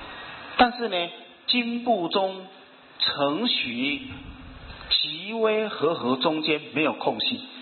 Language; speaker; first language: Chinese; native; Chinese